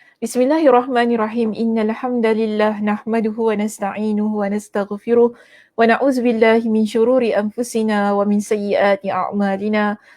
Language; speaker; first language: Malay; native; Malay